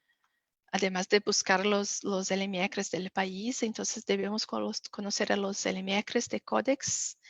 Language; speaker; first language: Spanish; non-native, fluent; Portuguese